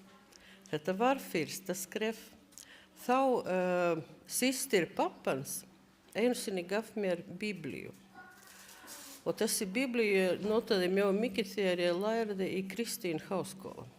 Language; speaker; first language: Icelandic; non-native, learner; Latvian